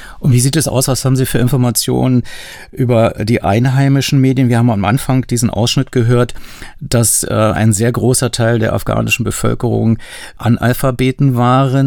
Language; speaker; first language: German; native; German